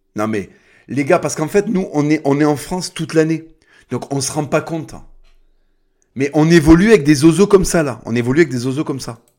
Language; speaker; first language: French; non-native, local second language; Spanish